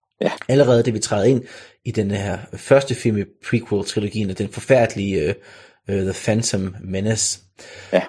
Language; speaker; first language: Danish; native; Danish